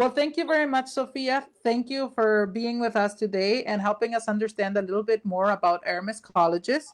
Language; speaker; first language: English; non-native, fluent; Spanish